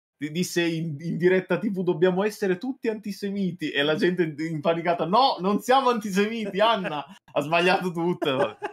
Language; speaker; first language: Italian; native; Italian